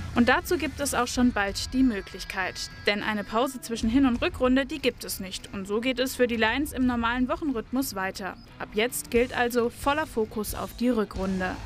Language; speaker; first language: German; native; German